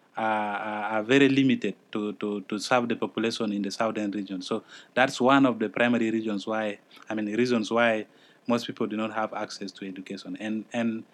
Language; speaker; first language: English; non-native, fluent; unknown